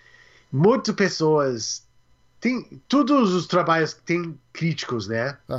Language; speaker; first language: Portuguese; non-native, learner; English